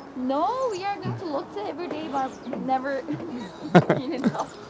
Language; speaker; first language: English; non-native, learner; Korean